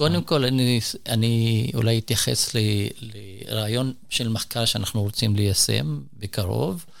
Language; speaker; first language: Hebrew; non-native, local second language; Arabic